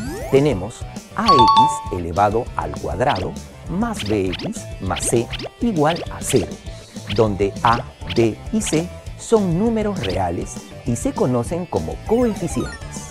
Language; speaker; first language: Spanish; native; Spanish